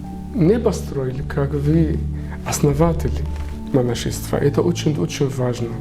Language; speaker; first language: Russian; non-native, learner; Arabic